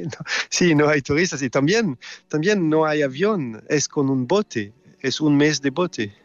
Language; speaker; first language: Spanish; non-native, fluent; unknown